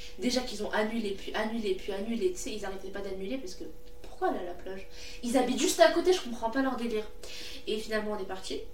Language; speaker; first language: French; native; French